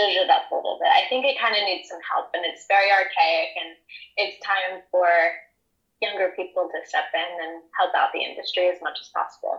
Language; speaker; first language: English; native; English